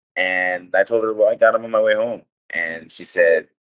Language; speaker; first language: English; native; English